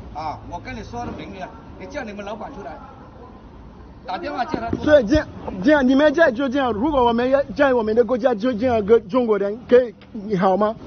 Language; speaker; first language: Chinese; non-native, learner; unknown